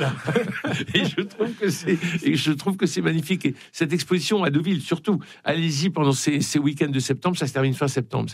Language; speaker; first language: French; native; French